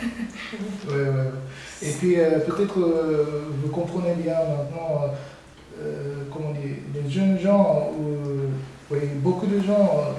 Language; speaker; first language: French; non-native, learner; Korean